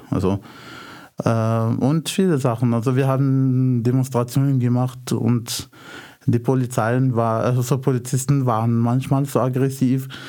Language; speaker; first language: German; non-native, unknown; Arabic